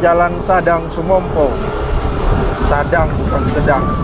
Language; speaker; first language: Indonesian; native; Indonesian